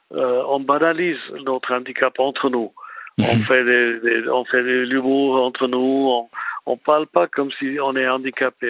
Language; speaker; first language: French; non-native, fluent; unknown